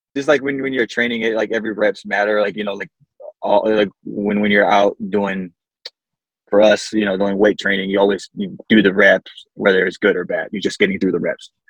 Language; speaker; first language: English; early bilingual, other home language; Samoan